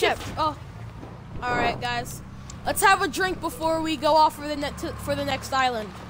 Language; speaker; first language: English; native; English